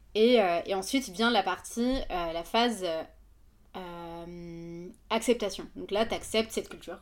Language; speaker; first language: French; non-native, fluent; Arabic